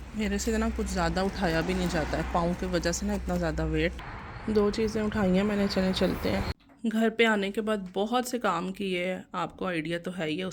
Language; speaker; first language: Urdu; non-native, local second language; Punjabi